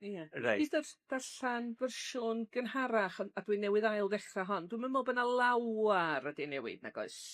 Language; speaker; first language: Welsh; native; Welsh